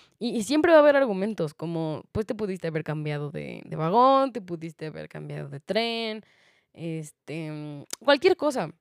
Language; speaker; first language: Spanish; native; Spanish